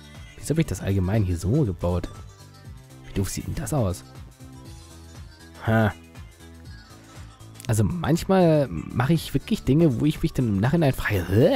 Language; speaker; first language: German; native; German